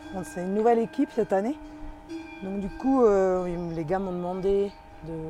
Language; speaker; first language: French; native; French